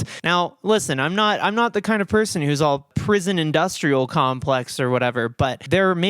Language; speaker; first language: English; native; English